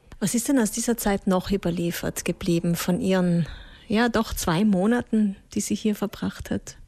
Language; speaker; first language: German; native; German